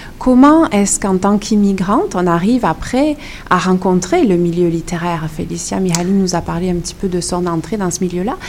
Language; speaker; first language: French; native; French